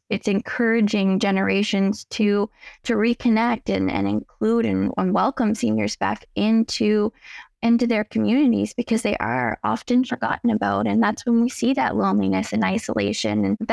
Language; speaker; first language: English; native; English